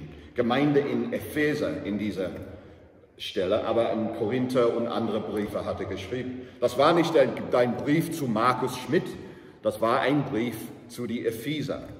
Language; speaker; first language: German; non-native, learner; English